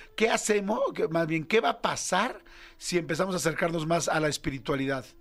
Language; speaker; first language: Spanish; native; Spanish